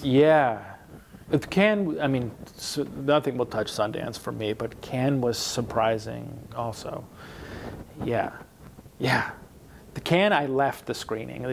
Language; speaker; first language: English; native; English